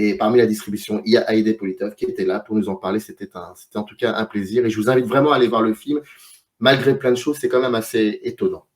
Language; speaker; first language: French; native; French